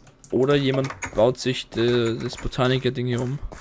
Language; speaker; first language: German; native; German